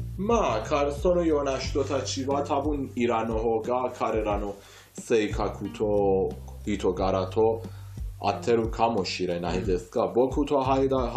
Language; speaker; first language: Japanese; non-native, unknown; Persian